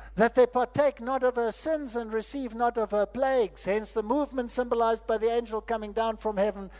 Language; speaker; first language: English; non-native, local second language; Afrikaans